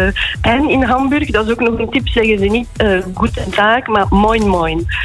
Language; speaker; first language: Dutch; non-native, fluent; German